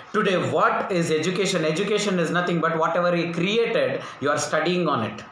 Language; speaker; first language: English; non-native, local second language; Telugu